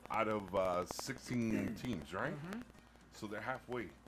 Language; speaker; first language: English; early bilingual, other home language; Spanish